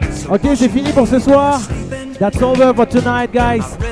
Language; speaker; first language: French; native; French